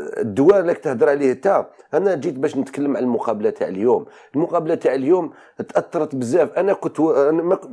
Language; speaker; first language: Arabic; native; Arabic